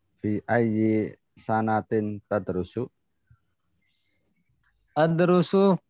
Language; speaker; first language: Arabic; non-native, learner; Indonesian